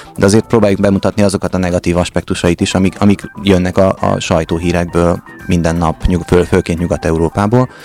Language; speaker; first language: Hungarian; native; Hungarian